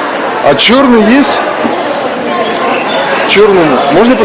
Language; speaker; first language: Russian; native; Russian